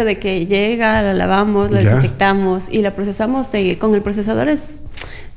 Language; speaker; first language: Spanish; native; Spanish